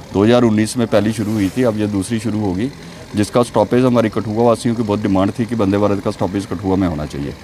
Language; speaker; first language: Hindi; native; Hindi